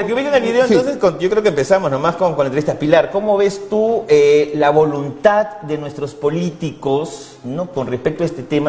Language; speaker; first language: Spanish; native; Spanish